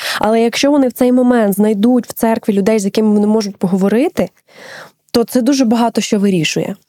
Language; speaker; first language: Ukrainian; native; Ukrainian